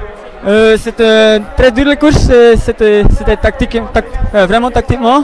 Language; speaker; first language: French; non-native, learner; Dutch